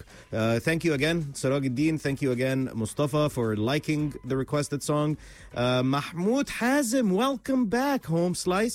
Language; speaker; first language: English; non-native, local second language; Arabic